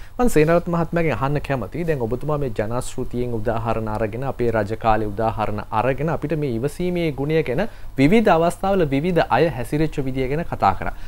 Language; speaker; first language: Sinhala; native; Sinhala